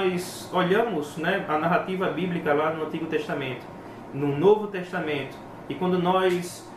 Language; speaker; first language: Portuguese; native; Portuguese